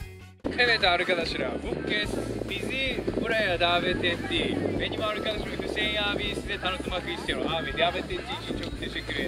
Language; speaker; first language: Turkish; non-native, fluent; Japanese